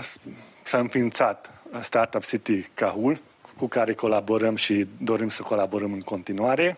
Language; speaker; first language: Romanian; non-native, local second language; Hungarian